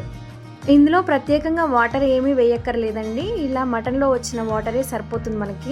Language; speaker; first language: Telugu; native; Telugu